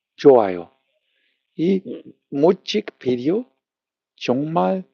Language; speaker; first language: Korean; non-native, learner; English